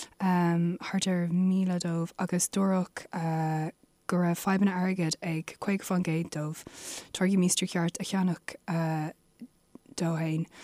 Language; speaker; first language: Irish; non-native, local second language; English